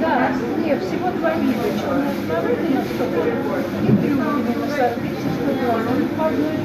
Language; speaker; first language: Russian; native; Russian